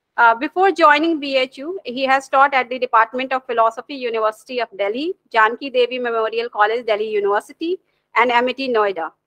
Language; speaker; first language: English; non-native, local second language; Hindi